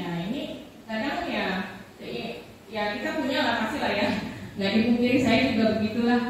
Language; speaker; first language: Indonesian; native; Indonesian